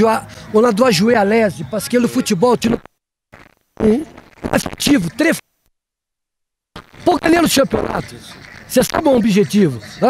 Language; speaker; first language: French; non-native, learner; Portuguese